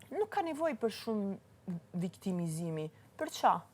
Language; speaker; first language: Albanian; early bilingual, heritage; Albanian